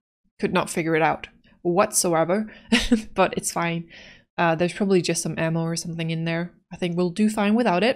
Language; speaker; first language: English; native; English